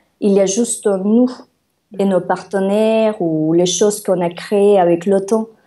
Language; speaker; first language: French; non-native, fluent; Spanish